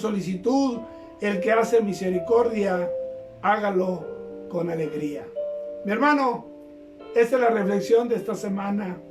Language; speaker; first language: Spanish; native; Spanish